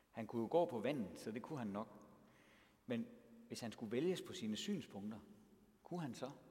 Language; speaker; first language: Danish; native; Danish